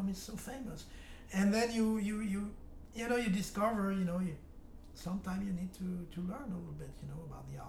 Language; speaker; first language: English; non-native, fluent; French